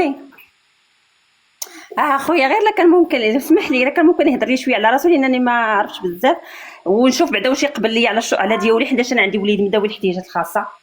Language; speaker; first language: Arabic; native; Arabic